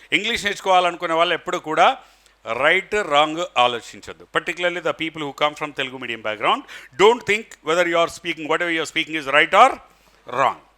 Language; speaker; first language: Telugu; native; Telugu